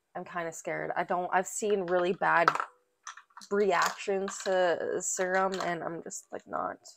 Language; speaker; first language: English; native; English